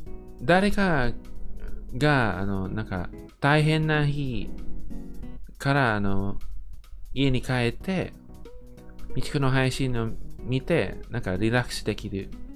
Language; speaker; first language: Japanese; non-native, fluent; English